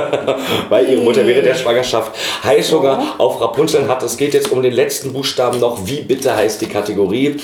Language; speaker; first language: German; native; German